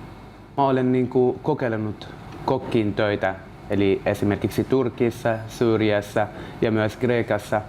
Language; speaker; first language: Finnish; non-native, learner; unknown